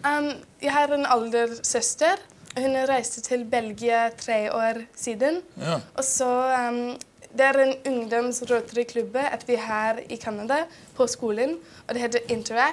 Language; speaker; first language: Norwegian; non-native, fluent; English